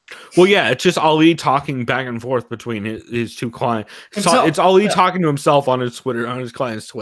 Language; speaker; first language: English; native; English